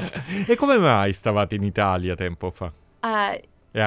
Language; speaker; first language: Italian; native; Italian